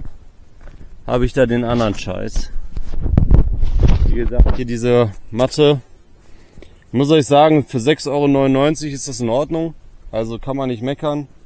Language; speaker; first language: German; native; German